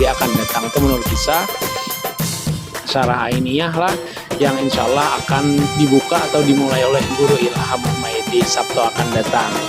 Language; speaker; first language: Indonesian; non-native, local second language; Banjar